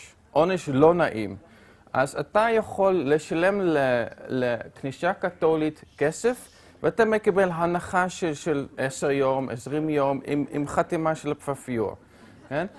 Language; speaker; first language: Hebrew; non-native, fluent; Dutch